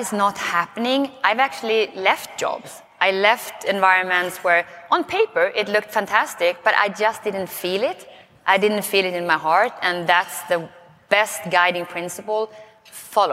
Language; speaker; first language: English; non-native, fluent; Swedish